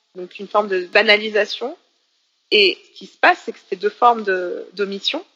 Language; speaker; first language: French; native; French